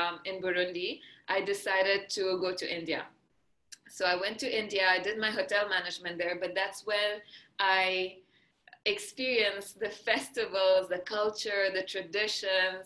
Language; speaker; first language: English; non-native, fluent; Marathi